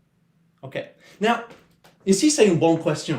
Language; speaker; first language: French; non-native, learner; English